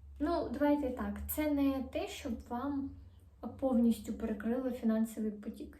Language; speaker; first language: Ukrainian; non-native, local second language; Russian